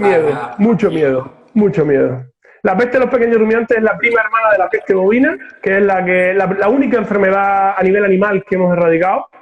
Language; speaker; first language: Spanish; native; Spanish